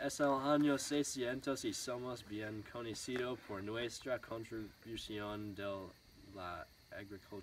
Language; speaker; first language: Spanish; non-native, learner; English